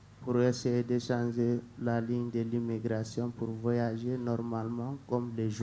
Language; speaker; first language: French; non-native, learner; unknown